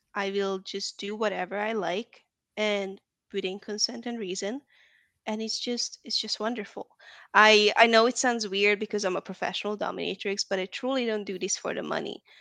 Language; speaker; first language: English; non-native, fluent; Hungarian